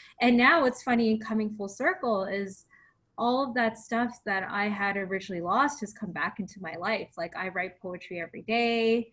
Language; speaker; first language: English; early bilingual, other home language; Filipino